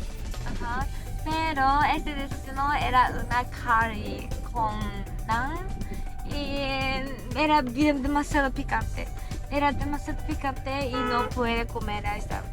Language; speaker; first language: Spanish; non-native, learner; Japanese